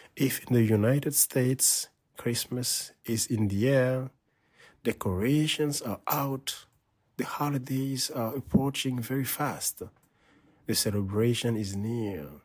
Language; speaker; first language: English; non-native, fluent; Haitian Creole